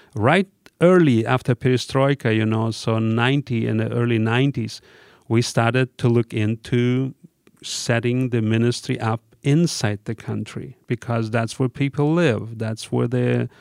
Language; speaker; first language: English; non-native, fluent; Russian